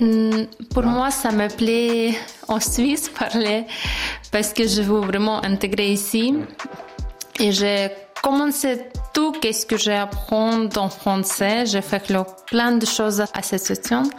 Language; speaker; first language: French; non-native, learner; Ukrainian